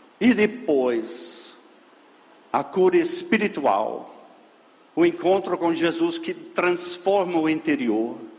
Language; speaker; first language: Portuguese; non-native, fluent; English